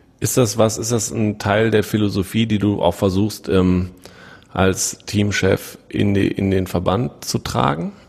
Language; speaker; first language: German; native; German